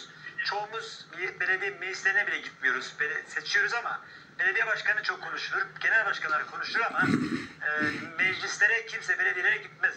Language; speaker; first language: Turkish; native; Turkish